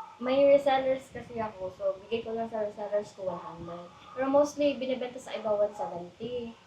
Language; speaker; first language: Filipino; native; Filipino